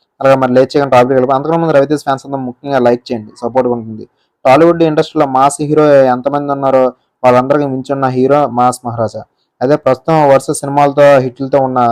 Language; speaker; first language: Telugu; native; Telugu